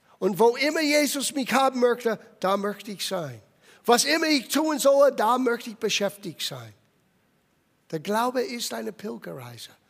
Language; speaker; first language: German; non-native, fluent; English